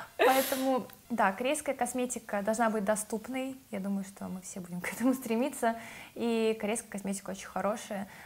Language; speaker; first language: Russian; native; Russian